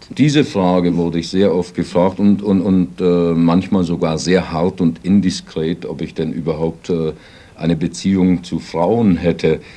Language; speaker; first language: German; native; German